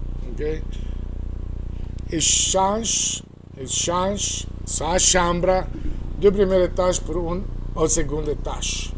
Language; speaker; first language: French; non-native, fluent; Spanish